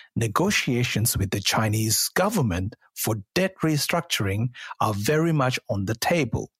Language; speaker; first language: English; non-native, local second language; Sinhala